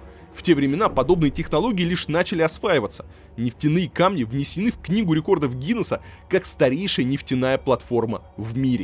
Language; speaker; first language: Russian; native; Russian